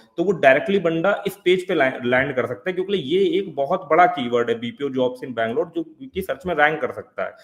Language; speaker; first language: Hindi; native; Hindi